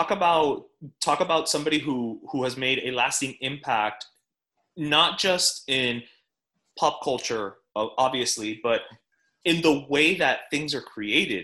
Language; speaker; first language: English; native; English